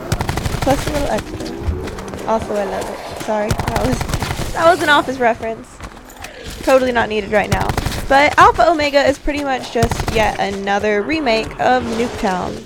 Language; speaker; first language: English; native; English